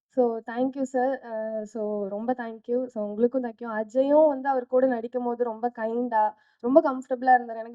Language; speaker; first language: Tamil; native; Tamil